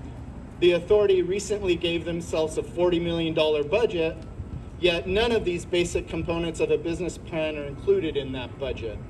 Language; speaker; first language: English; native; English